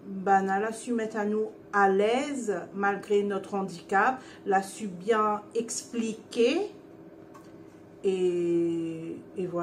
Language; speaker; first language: French; non-native, local second language; Réunion Creole French